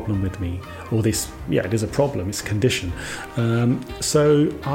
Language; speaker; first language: English; native; English